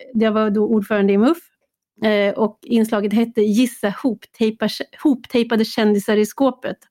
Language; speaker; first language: Swedish; native; Swedish